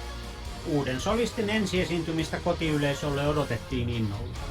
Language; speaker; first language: Finnish; native; Finnish